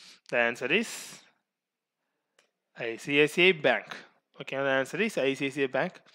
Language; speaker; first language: English; non-native, local second language; Tamil